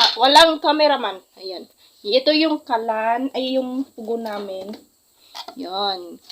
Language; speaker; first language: Filipino; non-native, local second language; Hiligaynon